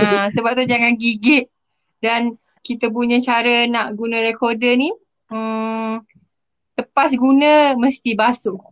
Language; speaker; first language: Malay; native; Malay